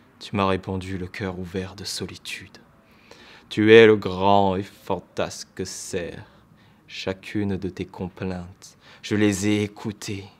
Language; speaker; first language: French; native; French